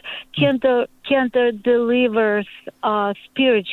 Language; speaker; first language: English; non-native, learner; Russian